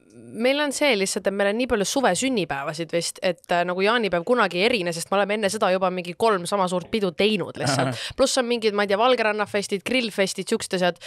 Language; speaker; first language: Estonian; native; Estonian